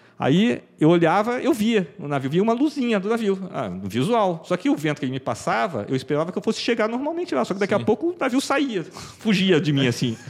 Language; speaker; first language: Portuguese; native; Portuguese